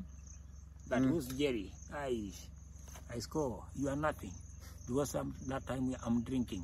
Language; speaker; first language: English; non-native, local second language; Masai